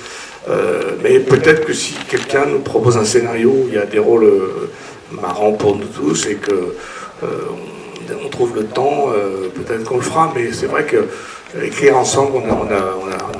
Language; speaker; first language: French; native; French